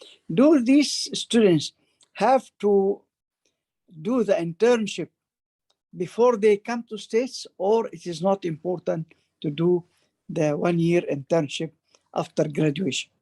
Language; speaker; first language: English; non-native, fluent; Arabic